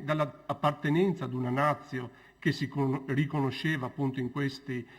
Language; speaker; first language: Italian; native; Italian